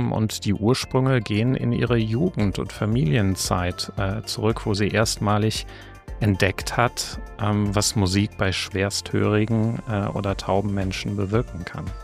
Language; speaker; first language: German; native; German